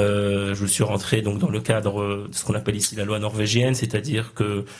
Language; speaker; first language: French; native; French